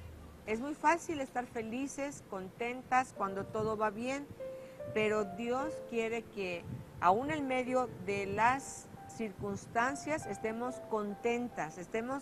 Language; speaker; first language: Spanish; native; Spanish